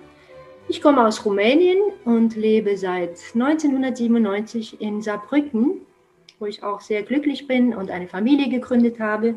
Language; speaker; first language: German; non-native, fluent; Romanian